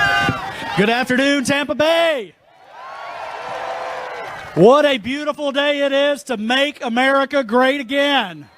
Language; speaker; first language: English; native; English